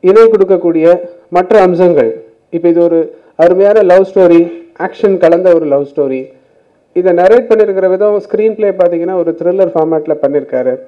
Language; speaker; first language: Tamil; native; Tamil